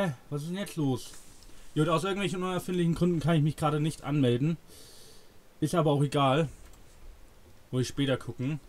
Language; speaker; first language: German; native; German